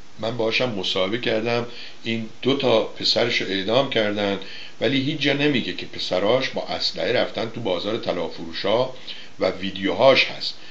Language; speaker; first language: Persian; native; Persian